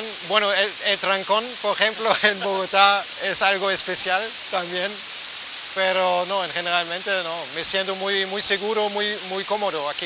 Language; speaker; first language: Spanish; non-native, learner; German